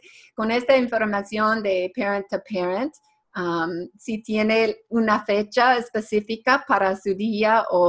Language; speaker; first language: Spanish; non-native, fluent; English